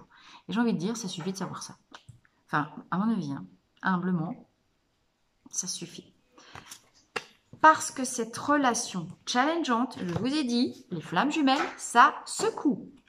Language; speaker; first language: French; native; French